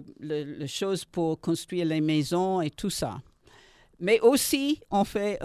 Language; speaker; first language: French; non-native, learner; English